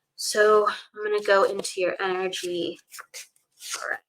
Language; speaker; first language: English; native; English